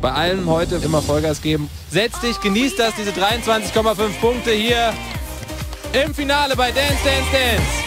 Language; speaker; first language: German; native; German